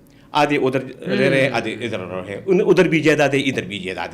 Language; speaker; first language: Urdu; non-native, local second language; Pashto